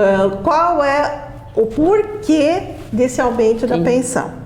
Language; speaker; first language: Portuguese; native; Portuguese